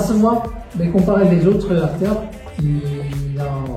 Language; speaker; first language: French; non-native, fluent; Korean